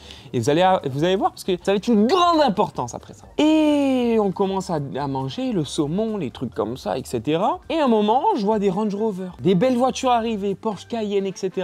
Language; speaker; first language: French; native; French